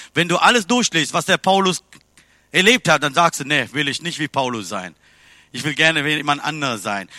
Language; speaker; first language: German; non-native, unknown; Tamil